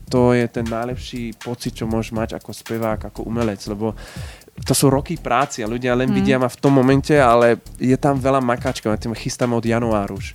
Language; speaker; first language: Slovak; non-native, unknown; Dutch